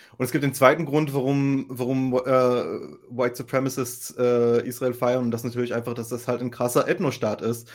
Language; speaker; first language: German; non-native, fluent; Hebrew